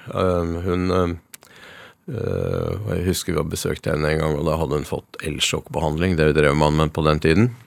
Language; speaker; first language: Norwegian; early bilingual, other home language; Yiddish